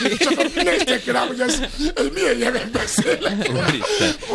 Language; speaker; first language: Hungarian; non-native, learner; Yoruba